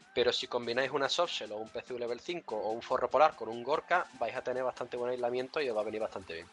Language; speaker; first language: Spanish; early bilingual, other home language; Russian